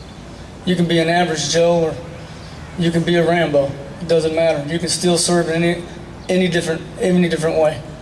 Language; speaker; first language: English; native; English